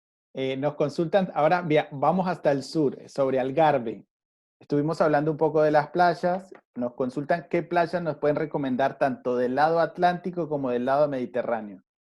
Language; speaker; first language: Spanish; native; Spanish